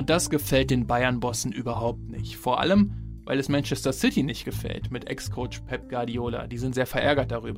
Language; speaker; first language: German; native; German